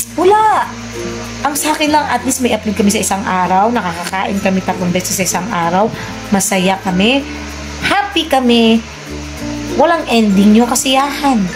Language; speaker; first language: Filipino; non-native, local second language; Cebuano